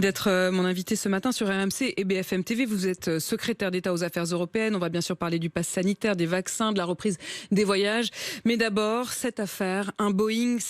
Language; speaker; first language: French; native; French